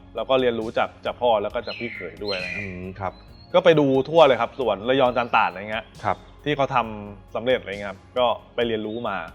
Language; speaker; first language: Thai; native; Thai